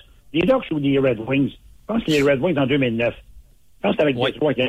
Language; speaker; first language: French; native; French